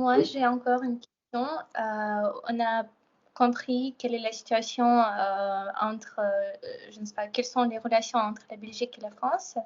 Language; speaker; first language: French; non-native, fluent; Russian